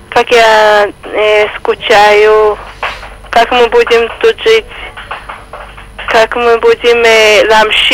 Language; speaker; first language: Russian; early bilingual, heritage; Hebrew